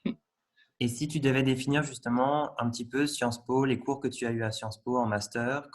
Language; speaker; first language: French; native; French